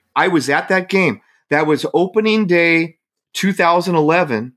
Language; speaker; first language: English; native; English